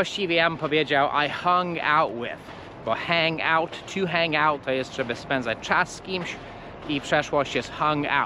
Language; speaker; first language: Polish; non-native, fluent; English